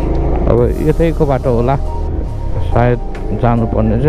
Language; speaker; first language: Nepali; native; Nepali